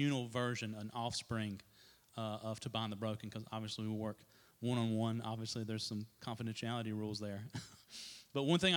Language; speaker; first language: English; native; English